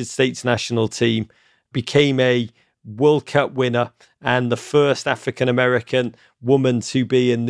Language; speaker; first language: English; native; English